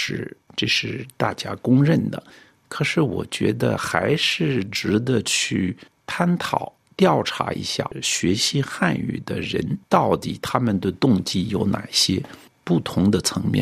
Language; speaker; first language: Chinese; non-native, fluent; French